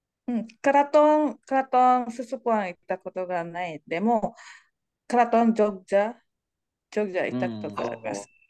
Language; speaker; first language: Japanese; non-native, learner; Indonesian